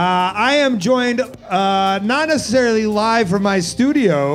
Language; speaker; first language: English; native; English